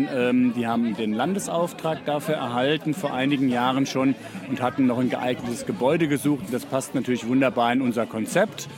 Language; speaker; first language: German; native; German